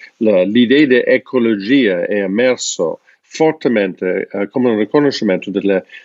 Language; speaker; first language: Italian; non-native, fluent; English